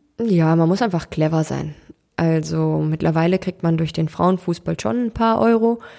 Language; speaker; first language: German; early bilingual, other home language; Turkish